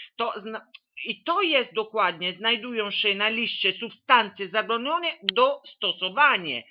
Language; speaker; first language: Polish; non-native, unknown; Italian